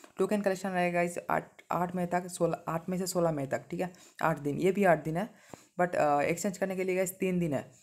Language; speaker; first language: Hindi; non-native, local second language; Bangla